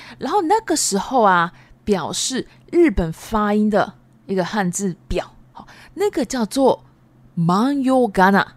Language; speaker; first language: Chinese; native; Chinese